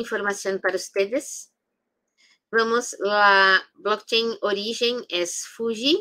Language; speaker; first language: Spanish; non-native, fluent; Portuguese